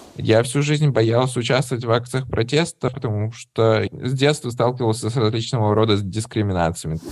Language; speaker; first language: Russian; early bilingual, other home language; Armenian